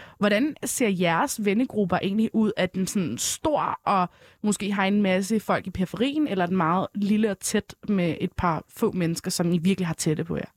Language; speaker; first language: Danish; early bilingual, other home language; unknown